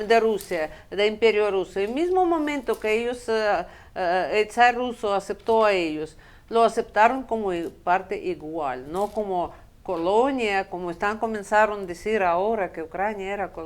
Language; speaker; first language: Spanish; non-native, fluent; Russian